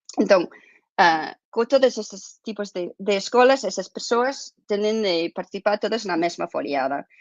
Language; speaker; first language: Galician; non-native, fluent; English